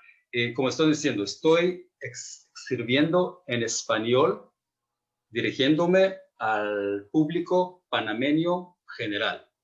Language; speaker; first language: Spanish; non-native, fluent; Hebrew